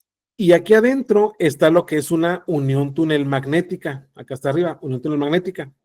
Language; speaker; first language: Spanish; native; Spanish